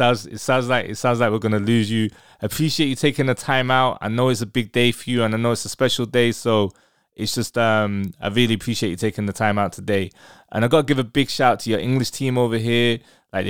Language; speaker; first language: English; native; English